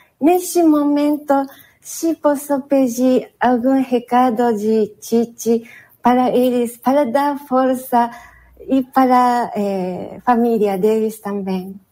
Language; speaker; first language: Portuguese; non-native, learner; Spanish